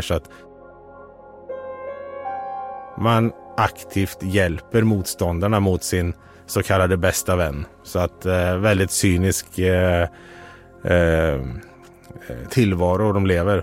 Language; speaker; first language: Swedish; native; Swedish